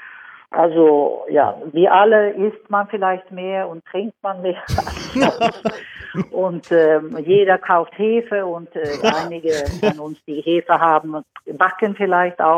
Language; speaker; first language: German; non-native, fluent; Swedish